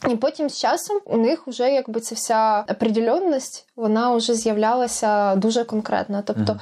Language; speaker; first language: Ukrainian; native; Ukrainian